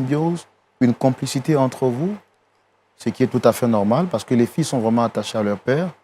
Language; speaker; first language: French; native; French